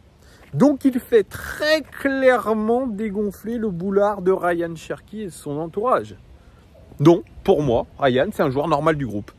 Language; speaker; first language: French; native; French